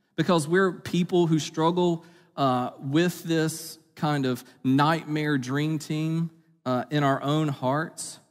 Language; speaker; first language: English; native; English